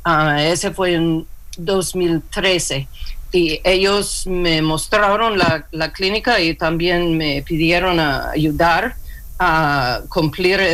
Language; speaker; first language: Spanish; non-native, learner; English